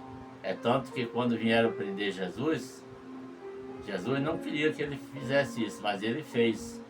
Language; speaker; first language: Portuguese; native; Portuguese